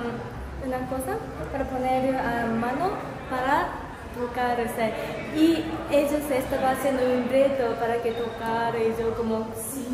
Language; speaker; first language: Spanish; non-native, learner; Japanese